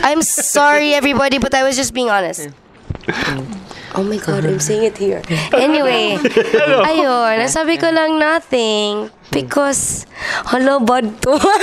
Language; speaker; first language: English; non-native, local second language; Cebuano